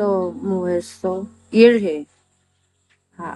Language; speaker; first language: Korean; non-native, learner; Filipino